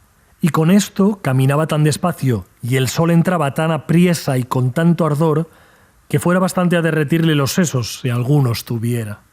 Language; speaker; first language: Spanish; native; Spanish